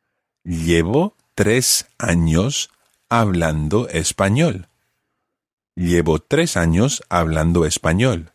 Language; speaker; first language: Spanish; non-native, fluent; English